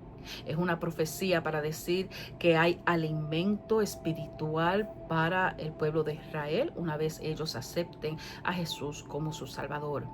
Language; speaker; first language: Spanish; native; Spanish